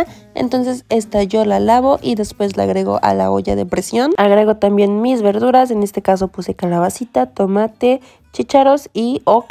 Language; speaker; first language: Spanish; native; Spanish